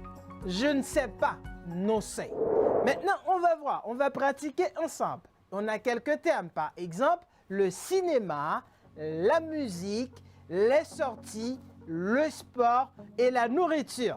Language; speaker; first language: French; non-native, fluent; Spanish